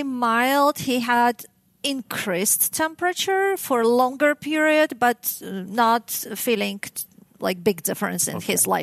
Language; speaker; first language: English; non-native, fluent; Russian